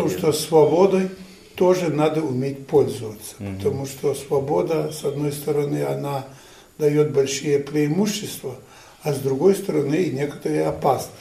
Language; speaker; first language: Russian; non-native, fluent; Ukrainian